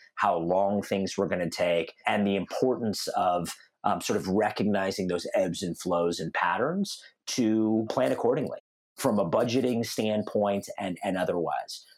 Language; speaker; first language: English; native; English